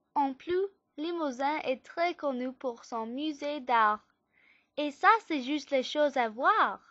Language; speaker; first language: French; non-native, learner; English